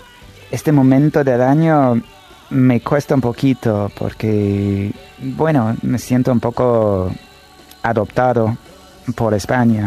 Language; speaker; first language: Spanish; non-native, fluent; English